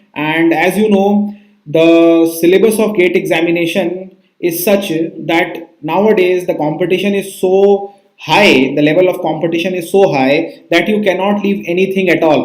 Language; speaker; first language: English; non-native, local second language; Hindi